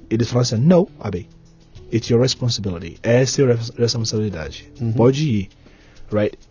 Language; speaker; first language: Portuguese; non-native, fluent; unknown